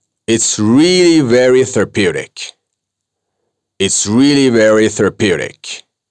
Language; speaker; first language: English; non-native, fluent; Persian